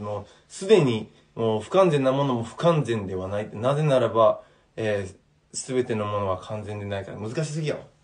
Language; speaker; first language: Japanese; native; Japanese